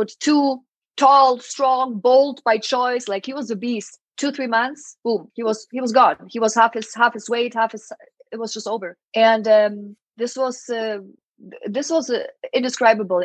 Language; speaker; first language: English; non-native, fluent; German